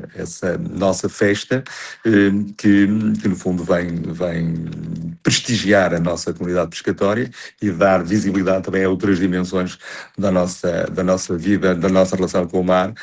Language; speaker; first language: Portuguese; native; Portuguese